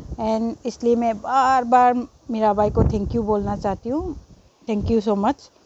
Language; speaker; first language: Hindi; non-native, local second language; Manipuri